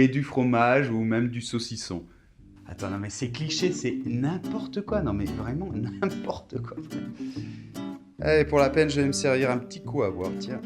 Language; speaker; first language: French; native; French